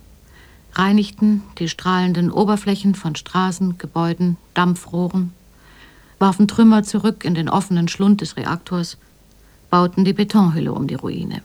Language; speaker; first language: German; native; German